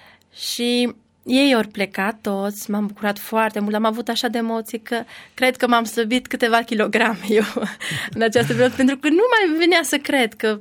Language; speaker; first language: Romanian; non-native, learner; Albanian